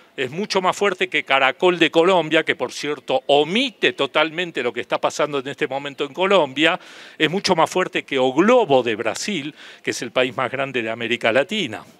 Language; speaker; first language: Spanish; native; Spanish